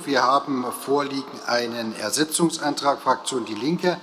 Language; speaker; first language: German; native; German